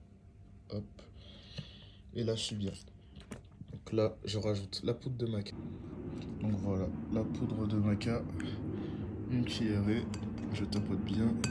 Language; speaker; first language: French; native; French